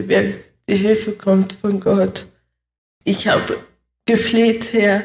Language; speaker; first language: German; early bilingual, other home language; Russian